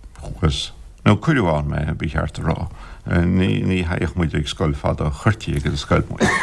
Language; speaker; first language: Irish; non-native, local second language; English